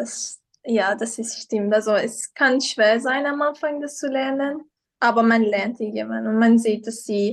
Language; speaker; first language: German; non-native, fluent; Persian